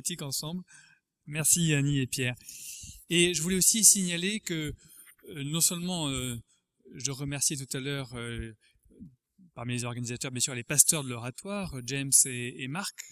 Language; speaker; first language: French; native; French